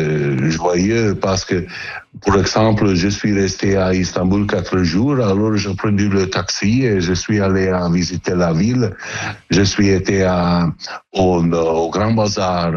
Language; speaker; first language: French; non-native, learner; Italian